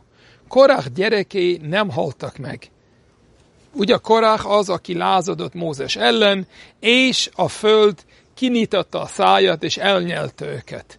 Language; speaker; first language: Hungarian; non-native, fluent; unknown